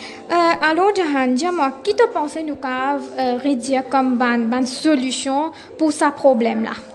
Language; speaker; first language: French; non-native, local second language; Morisyen